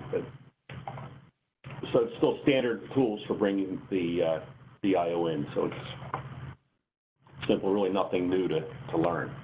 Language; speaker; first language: English; native; English